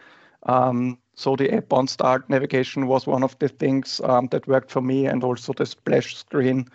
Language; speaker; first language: English; non-native, fluent; German